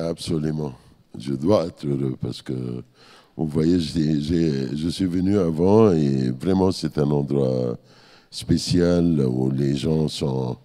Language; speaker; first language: French; non-native, fluent; Arabic